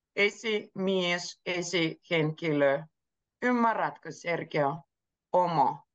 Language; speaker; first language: Finnish; native; Finnish